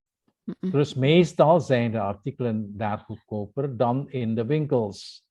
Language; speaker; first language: Dutch; non-native, fluent; Indonesian